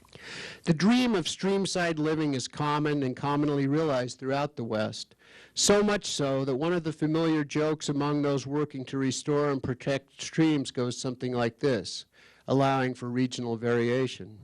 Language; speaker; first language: English; native; English